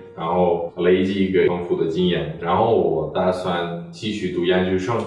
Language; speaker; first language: Chinese; non-native, fluent; Russian